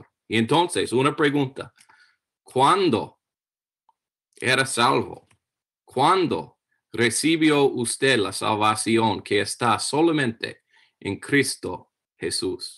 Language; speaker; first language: Spanish; non-native, learner; English